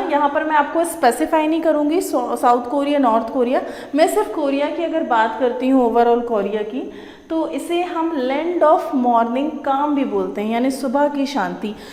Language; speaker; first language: Hindi; native; Hindi